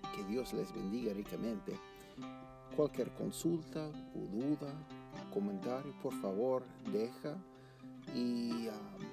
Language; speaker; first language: Spanish; non-native, fluent; English